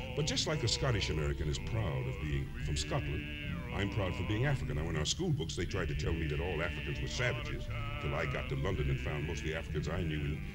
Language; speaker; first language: English; native; English